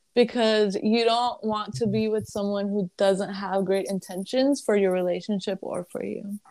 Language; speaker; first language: English; early bilingual, other home language; Arabic